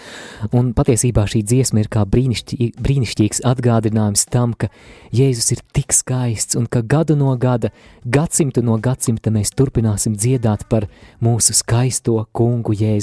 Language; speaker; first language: Latvian; native; Latvian